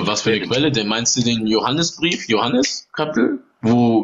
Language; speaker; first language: German; native; German